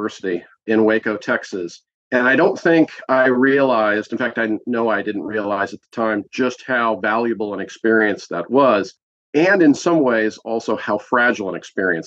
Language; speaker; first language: English; native; English